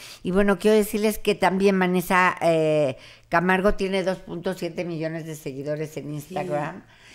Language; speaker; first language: Spanish; native; Spanish